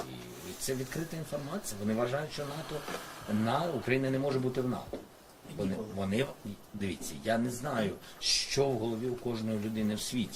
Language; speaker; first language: Ukrainian; non-native, local second language; Russian